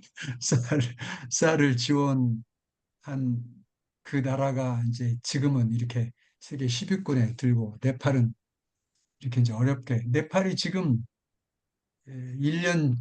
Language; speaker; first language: Korean; native; Korean